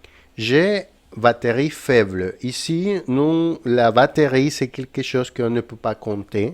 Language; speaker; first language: French; non-native, fluent; Spanish